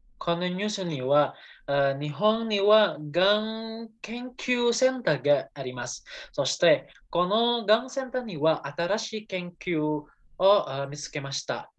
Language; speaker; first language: Japanese; non-native, learner; Indonesian